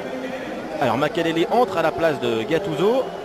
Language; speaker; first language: French; native; French